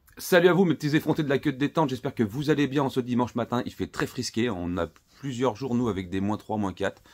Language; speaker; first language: French; native; French